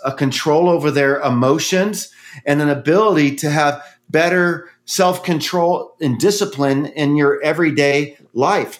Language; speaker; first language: English; native; English